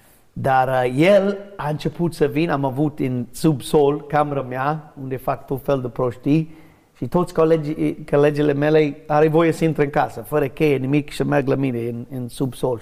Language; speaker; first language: Romanian; non-native, learner; English